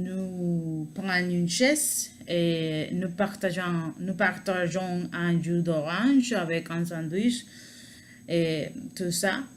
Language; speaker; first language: French; non-native, learner; Spanish